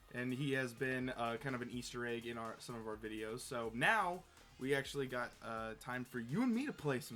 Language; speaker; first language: English; native; English